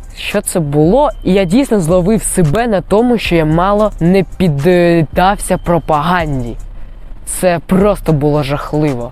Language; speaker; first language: Ukrainian; non-native, local second language; Russian